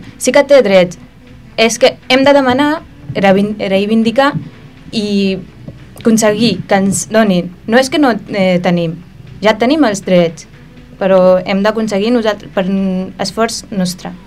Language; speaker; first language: Catalan; early bilingual, other home language; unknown